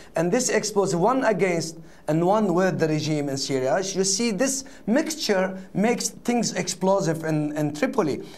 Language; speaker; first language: English; non-native, fluent; Arabic